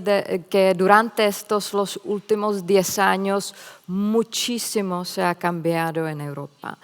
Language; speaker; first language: Spanish; non-native, fluent; Czech